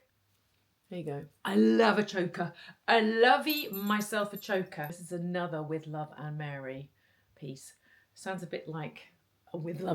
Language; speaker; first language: English; native; English